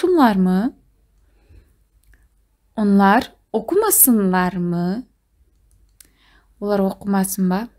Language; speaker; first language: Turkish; non-native, fluent; Kazakh